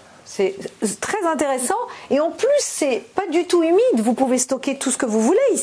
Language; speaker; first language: French; native; French